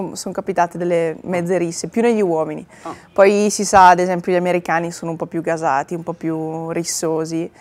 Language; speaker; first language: Italian; native; Italian